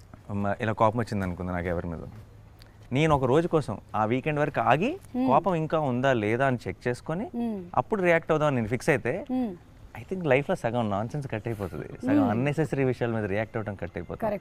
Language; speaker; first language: Telugu; native; Telugu